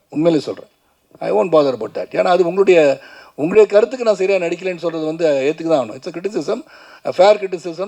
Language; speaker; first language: Tamil; native; Tamil